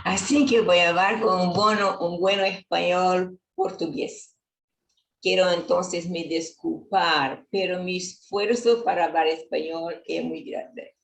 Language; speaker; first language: Spanish; non-native, learner; Portuguese